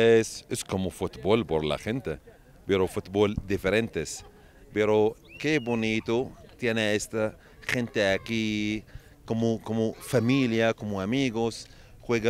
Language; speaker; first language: Spanish; non-native, learner; Arabic